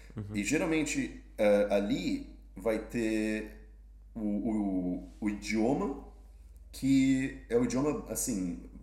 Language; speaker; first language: Portuguese; native; Portuguese